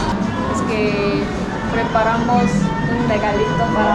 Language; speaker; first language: Spanish; non-native, learner; Korean